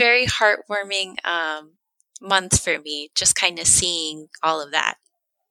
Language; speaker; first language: English; early bilingual, other home language; Spanish